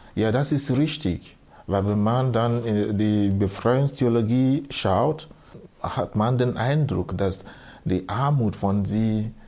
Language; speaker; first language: German; non-native, fluent; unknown